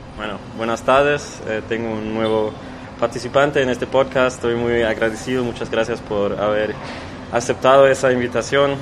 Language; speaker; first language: Spanish; non-native, fluent; German